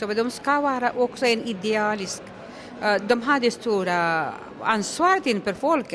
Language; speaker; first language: Swedish; non-native, local second language; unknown